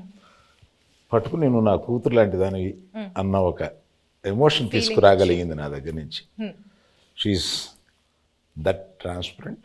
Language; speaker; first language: Telugu; native; Telugu